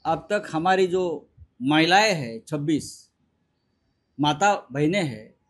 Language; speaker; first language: Hindi; non-native, local second language; Marathi